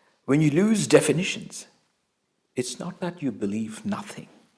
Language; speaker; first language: English; non-native, local second language; Bangla